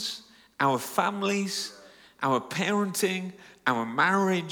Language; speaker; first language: English; native; English